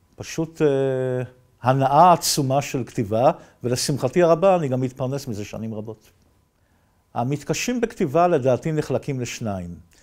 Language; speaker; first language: Hebrew; native; Hebrew